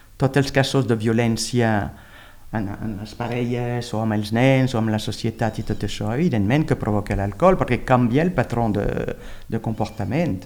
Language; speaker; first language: Catalan; non-native, fluent; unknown